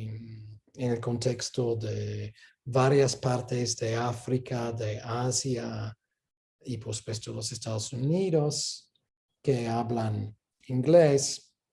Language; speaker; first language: Spanish; non-native, fluent; English